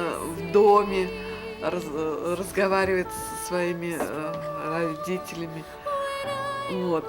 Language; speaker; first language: Russian; native; Russian